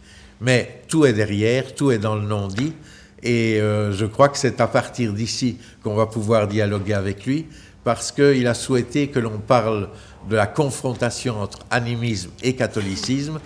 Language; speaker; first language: French; native; French